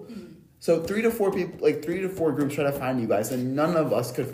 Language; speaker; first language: English; native; English